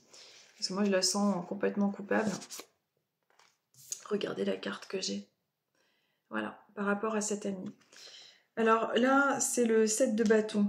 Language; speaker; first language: French; native; French